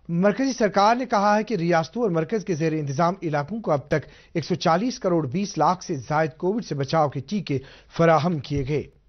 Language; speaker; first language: Urdu; non-native, local second language; Kashmiri